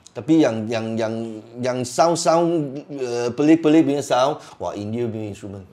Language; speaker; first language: Malay; non-native, local second language; Cantonese